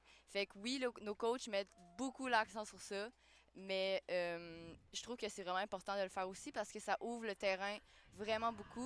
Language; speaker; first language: French; native; French